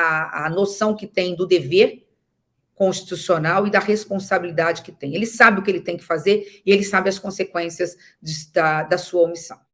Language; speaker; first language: Portuguese; native; Portuguese